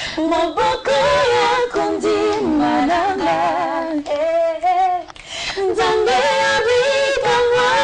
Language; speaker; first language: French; non-native, local second language; Lingala